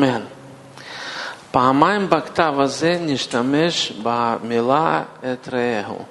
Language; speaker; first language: Hebrew; non-native, fluent; Russian